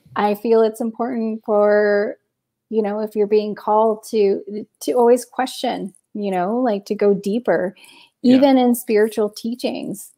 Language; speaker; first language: English; native; English